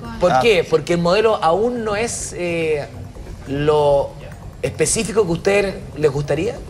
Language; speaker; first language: Spanish; native; Spanish